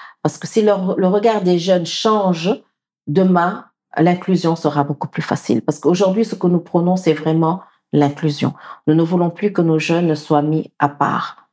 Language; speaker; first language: French; non-native, local second language; Wolof